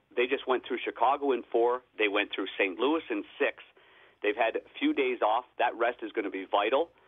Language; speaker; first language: English; native; English